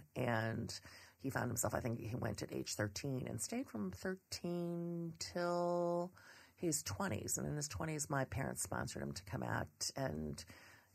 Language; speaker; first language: English; native; English